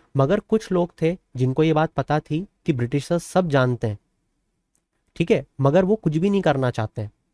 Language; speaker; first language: Hindi; native; Hindi